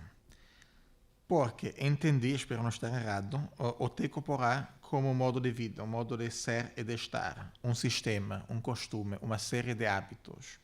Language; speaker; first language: Portuguese; non-native, fluent; Italian